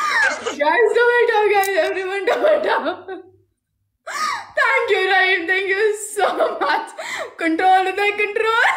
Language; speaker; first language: English; non-native, local second language; Marathi